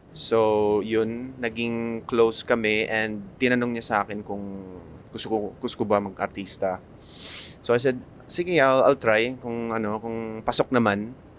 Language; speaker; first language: Filipino; non-native, local second language; Cebuano